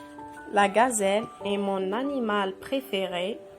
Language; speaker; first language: French; non-native, local second language; Arabic